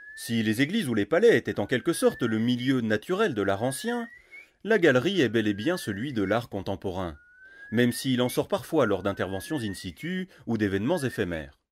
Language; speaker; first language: French; native; French